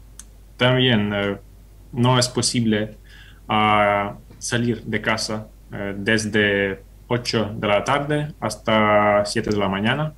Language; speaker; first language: Spanish; non-native, fluent; Ukrainian